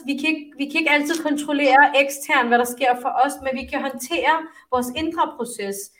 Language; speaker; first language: Danish; early bilingual, other home language; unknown